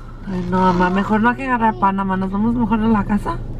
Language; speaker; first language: Spanish; early bilingual, heritage; Spanish